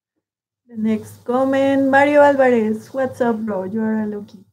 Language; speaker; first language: English; non-native, learner; Spanish